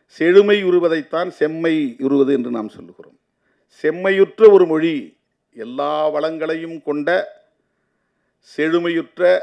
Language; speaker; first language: Tamil; native; Tamil